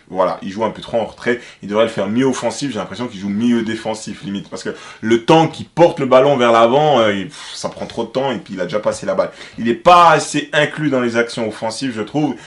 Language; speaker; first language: French; native; French